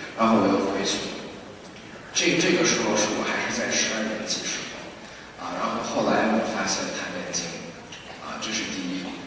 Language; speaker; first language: Chinese; early bilingual, heritage; Chinese